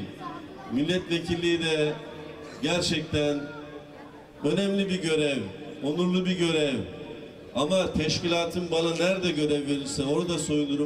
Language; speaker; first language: Turkish; native; Turkish